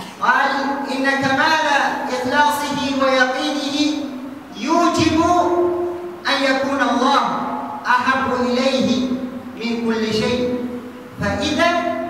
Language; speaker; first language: Arabic; non-native, fluent; Fula